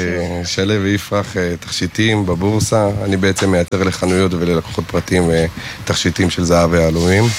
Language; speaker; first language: Hebrew; native; Hebrew